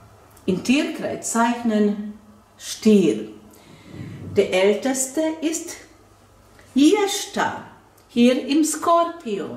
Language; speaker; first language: German; non-native, fluent; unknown